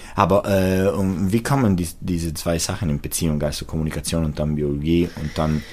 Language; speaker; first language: German; non-native, fluent; Italian